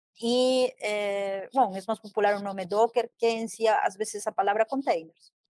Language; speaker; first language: Portuguese; non-native, fluent; Spanish